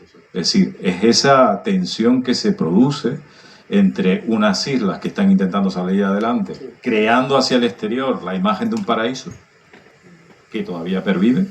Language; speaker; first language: Spanish; native; Spanish